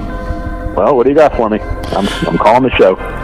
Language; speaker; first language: English; native; English